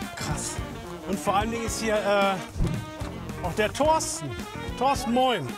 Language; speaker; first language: German; native; German